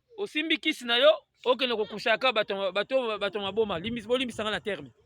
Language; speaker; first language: Lingala; non-native, local second language; Kongo